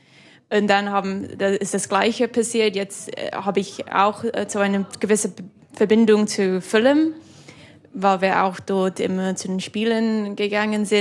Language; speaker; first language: German; non-native, fluent; English